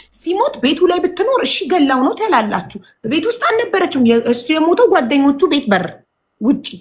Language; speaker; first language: Amharic; native; Amharic